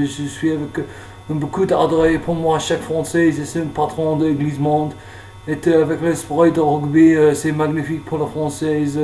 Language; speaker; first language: French; non-native, learner; English